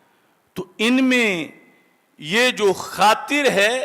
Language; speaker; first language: Urdu; native; Urdu